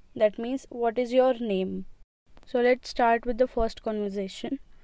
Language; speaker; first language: English; non-native, local second language; Marathi